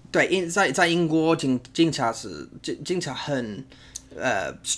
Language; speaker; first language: Chinese; non-native, learner; English